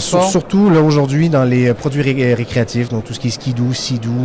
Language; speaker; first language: French; native; French